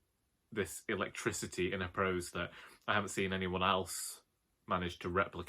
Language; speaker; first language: English; native; English